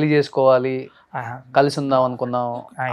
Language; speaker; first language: Telugu; native; Telugu